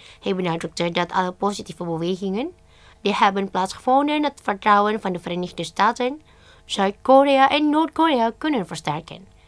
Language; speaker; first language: Dutch; non-native, fluent; Indonesian